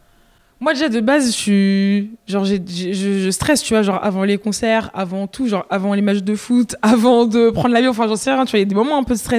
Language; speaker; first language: French; native; French